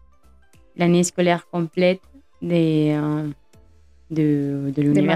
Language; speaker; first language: French; non-native, fluent; Spanish